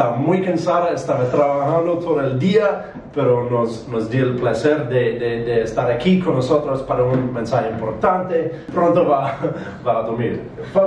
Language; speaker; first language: Spanish; non-native, learner; English